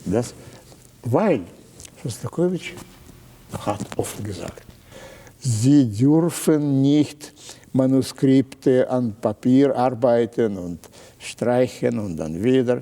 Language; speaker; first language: German; non-native, fluent; Russian